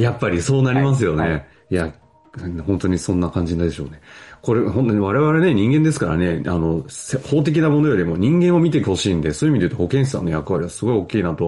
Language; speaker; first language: Japanese; native; Japanese